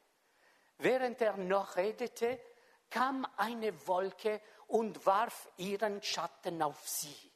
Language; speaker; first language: German; non-native, fluent; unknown